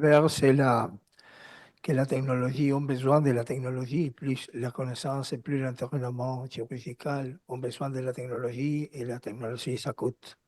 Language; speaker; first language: French; non-native, learner; Spanish